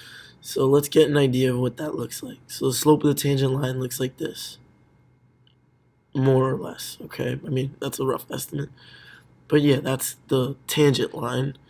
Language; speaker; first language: English; native; English